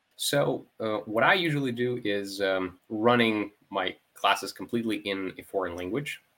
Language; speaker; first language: English; non-native, fluent; Ukrainian